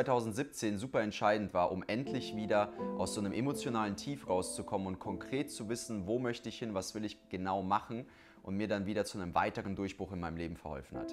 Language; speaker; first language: German; native; German